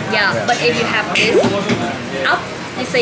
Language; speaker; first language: English; non-native, fluent; Vietnamese